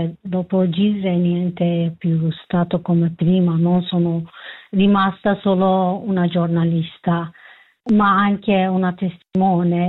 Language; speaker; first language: Italian; non-native, learner; Kurdish